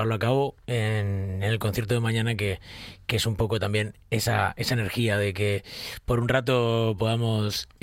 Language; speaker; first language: Spanish; native; Spanish